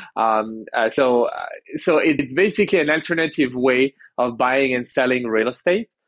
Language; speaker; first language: English; early bilingual, other home language; French